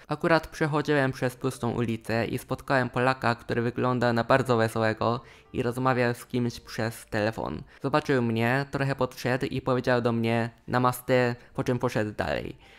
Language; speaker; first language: Polish; non-native, fluent; Japanese